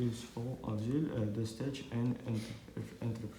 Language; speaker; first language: French; non-native, learner; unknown